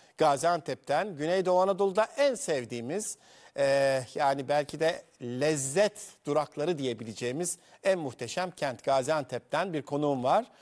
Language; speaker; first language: Turkish; native; Turkish